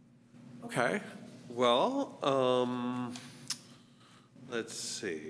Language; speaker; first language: English; native; English